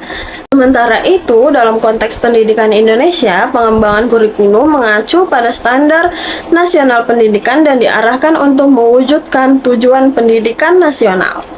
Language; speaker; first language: Indonesian; native; Indonesian